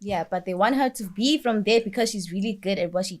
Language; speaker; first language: English; non-native, local second language; Swati